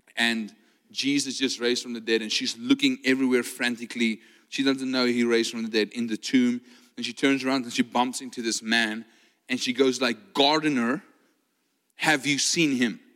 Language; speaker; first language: English; non-native, local second language; Afrikaans